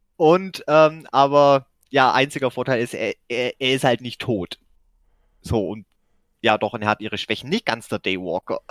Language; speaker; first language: German; native; German